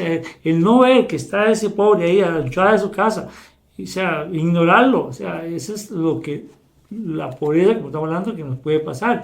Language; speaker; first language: Spanish; native; Spanish